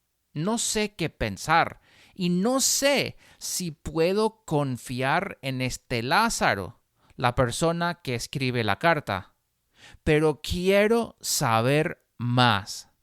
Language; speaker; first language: Spanish; non-native, fluent; English